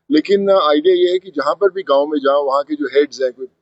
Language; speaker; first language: Hindi; non-native, local second language; Punjabi